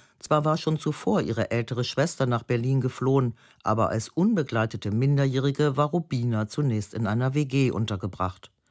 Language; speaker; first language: German; native; German